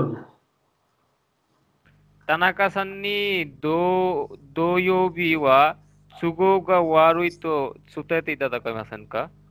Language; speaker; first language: Japanese; non-native, learner; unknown